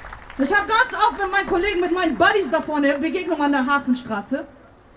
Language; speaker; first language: German; native; German